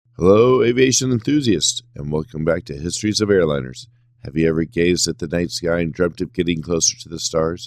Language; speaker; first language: English; native; English